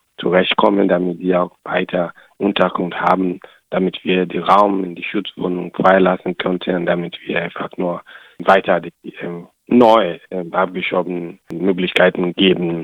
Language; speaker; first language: German; non-native, learner; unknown